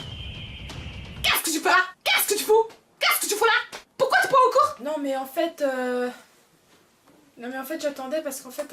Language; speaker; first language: French; native; French